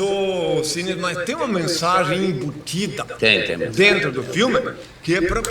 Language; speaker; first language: Portuguese; native; Portuguese